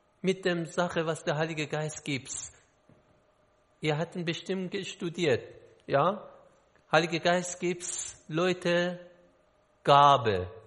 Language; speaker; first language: German; non-native, learner; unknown